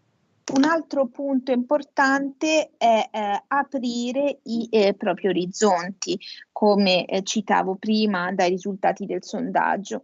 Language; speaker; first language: Italian; native; Italian